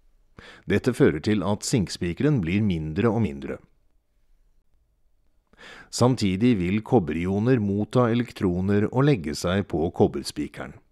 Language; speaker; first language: Norwegian; native; Norwegian